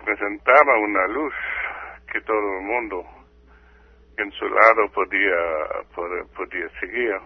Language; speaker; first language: Spanish; non-native, fluent; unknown